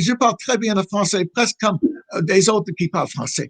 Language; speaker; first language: French; non-native, fluent; English